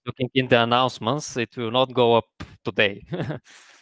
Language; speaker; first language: English; non-native, fluent; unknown